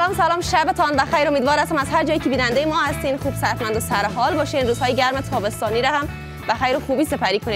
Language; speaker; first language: Persian; native; Persian